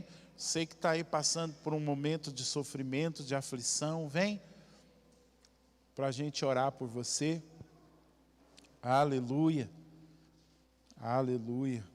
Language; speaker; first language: Portuguese; native; Portuguese